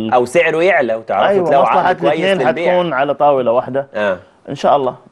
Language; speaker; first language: Arabic; native; Arabic